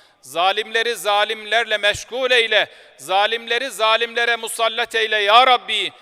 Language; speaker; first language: Turkish; native; Turkish